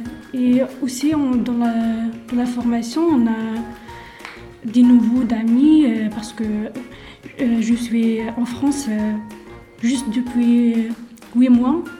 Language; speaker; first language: French; non-native, learner; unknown